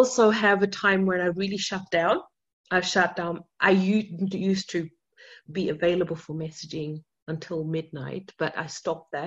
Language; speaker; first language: English; non-native, fluent; German